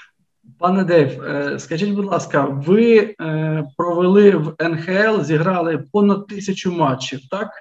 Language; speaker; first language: Ukrainian; native; Ukrainian